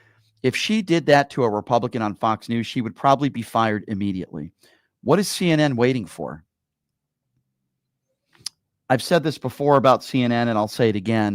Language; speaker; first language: English; native; English